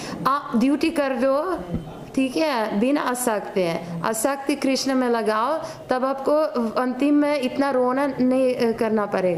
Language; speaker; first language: Hindi; non-native, fluent; Ukrainian